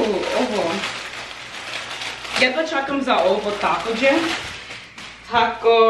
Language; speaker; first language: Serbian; non-native, learner; English